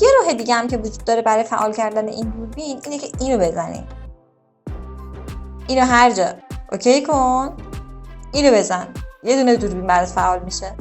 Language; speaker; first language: Persian; native; Persian